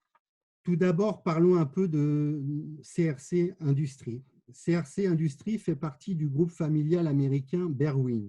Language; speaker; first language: French; native; French